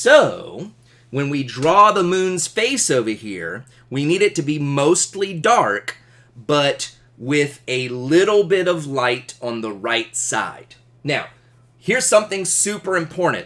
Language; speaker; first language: English; native; English